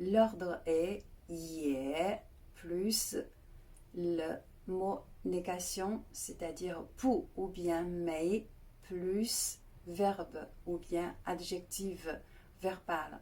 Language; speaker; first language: French; non-native, fluent; Chinese